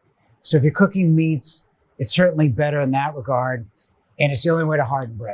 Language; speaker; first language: English; native; English